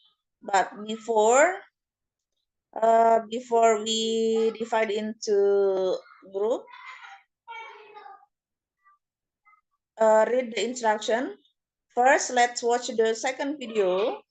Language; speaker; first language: English; non-native, fluent; Indonesian